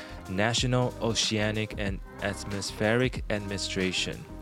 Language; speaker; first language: English; non-native, fluent; Chinese